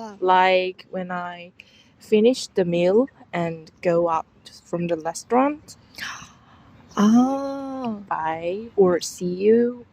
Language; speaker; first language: English; non-native, fluent; Korean